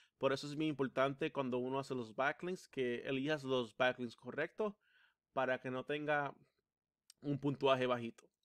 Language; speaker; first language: Spanish; early bilingual, heritage; Spanish